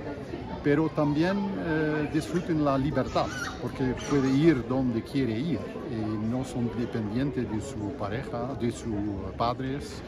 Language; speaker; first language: Spanish; non-native, fluent; Dutch